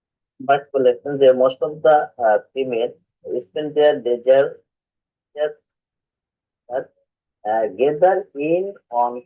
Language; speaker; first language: English; non-native, learner; Bangla